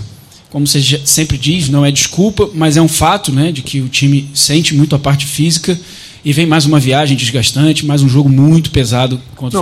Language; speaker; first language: Portuguese; native; Portuguese